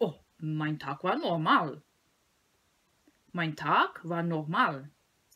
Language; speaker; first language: German; non-native, fluent; Portuguese